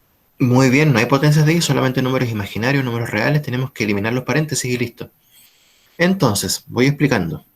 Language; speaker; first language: Spanish; native; Spanish